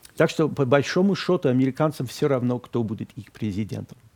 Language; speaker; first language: Russian; non-native, fluent; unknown